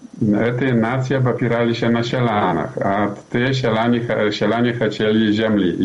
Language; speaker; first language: Polish; non-native, learner; Belarusian